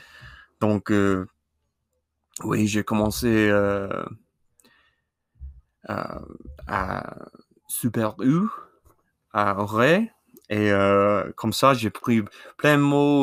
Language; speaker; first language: French; non-native, learner; English